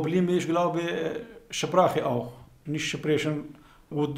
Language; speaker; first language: German; non-native, learner; Kurdish